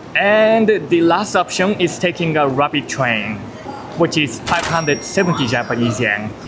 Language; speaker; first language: English; non-native, fluent; Japanese